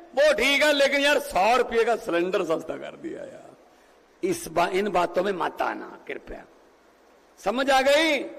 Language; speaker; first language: Hindi; non-native, local second language; Punjabi